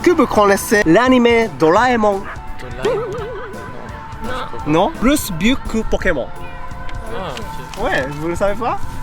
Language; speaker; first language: French; non-native, learner; Japanese